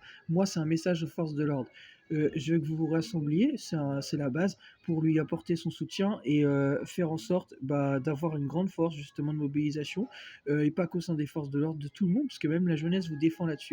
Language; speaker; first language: French; native; French